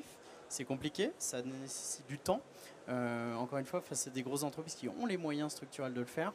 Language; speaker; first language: French; native; French